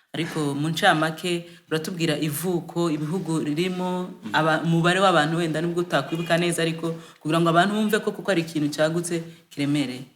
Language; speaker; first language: Kinyarwanda; native; Kinyarwanda